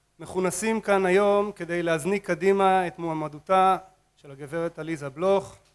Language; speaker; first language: Hebrew; native; Hebrew